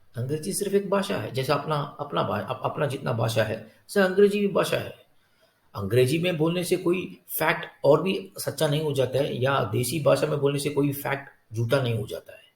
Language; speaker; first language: Hindi; non-native, local second language; Tamil